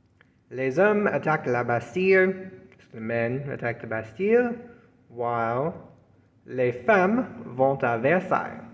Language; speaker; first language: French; non-native, fluent; English